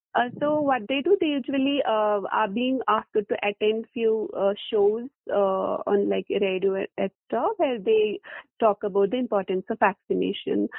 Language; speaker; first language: English; non-native, local second language; Kashmiri